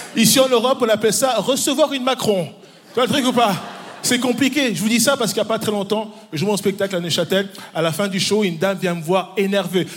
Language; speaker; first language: French; early bilingual, other home language; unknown